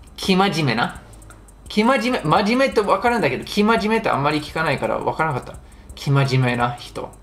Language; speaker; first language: Japanese; non-native, fluent; English